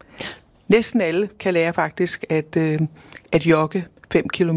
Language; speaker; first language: Danish; native; Danish